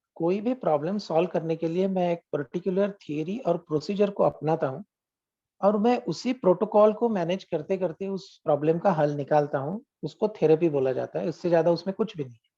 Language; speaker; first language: Hindi; non-native, local second language; Marathi